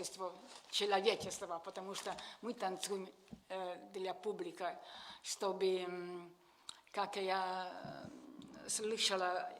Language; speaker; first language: Russian; non-native, learner; Italian